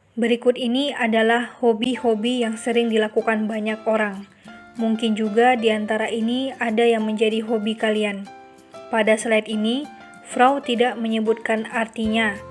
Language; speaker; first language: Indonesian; native; Indonesian